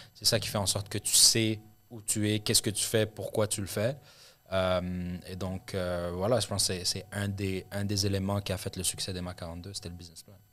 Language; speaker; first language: French; early bilingual, other home language; Arabic